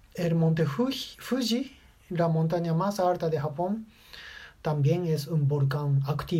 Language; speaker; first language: Spanish; non-native, learner; Japanese